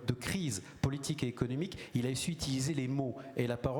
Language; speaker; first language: French; native; French